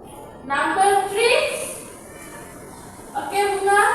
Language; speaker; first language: English; non-native, fluent; Indonesian